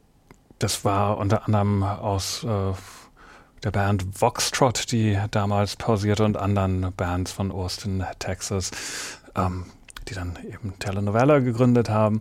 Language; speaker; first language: German; native; German